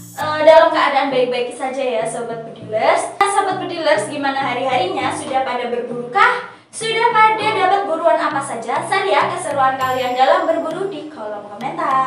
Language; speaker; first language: Indonesian; native; Indonesian